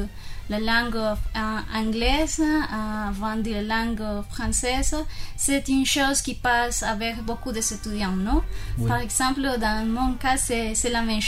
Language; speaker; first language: French; non-native, fluent; Spanish